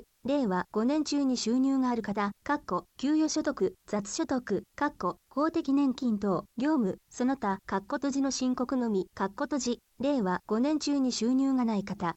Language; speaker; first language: Japanese; native; Japanese